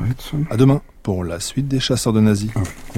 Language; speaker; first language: French; native; French